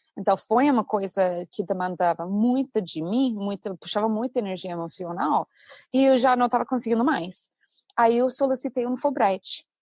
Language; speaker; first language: Portuguese; non-native, fluent; English